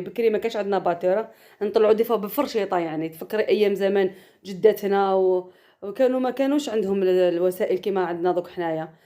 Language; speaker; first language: Arabic; native; Arabic